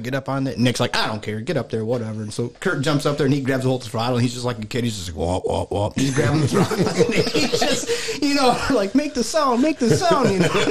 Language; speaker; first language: English; native; English